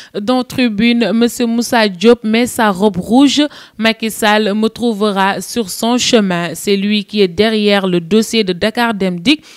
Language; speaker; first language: French; non-native, local second language; Wolof